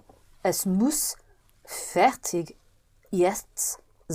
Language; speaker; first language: German; non-native, learner; English